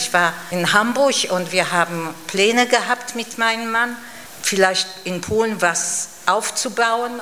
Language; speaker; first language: German; non-native, fluent; Polish